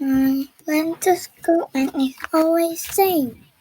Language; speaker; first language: English; non-native, learner; Korean